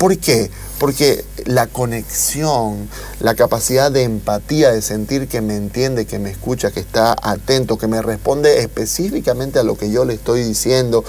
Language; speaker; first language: Spanish; native; Spanish